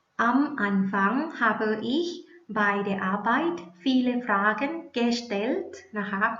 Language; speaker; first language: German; non-native, learner; Thai